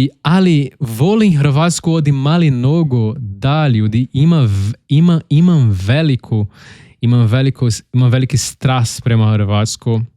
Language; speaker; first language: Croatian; non-native, learner; Portuguese